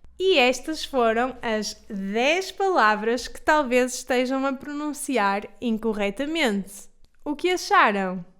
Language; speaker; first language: Portuguese; native; Portuguese